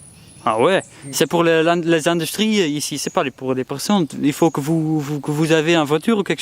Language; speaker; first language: French; non-native, learner; English